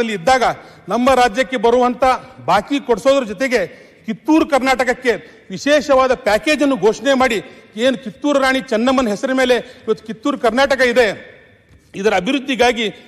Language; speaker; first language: Kannada; non-native, local second language; Urdu